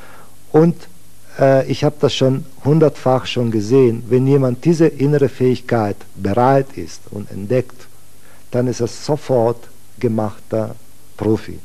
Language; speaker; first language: German; non-native, fluent; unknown